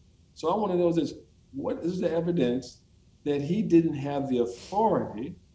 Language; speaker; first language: English; native; English